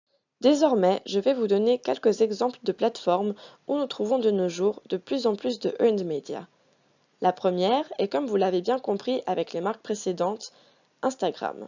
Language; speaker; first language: French; native; French